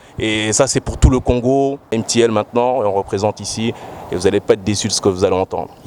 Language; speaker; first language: French; early bilingual, other home language; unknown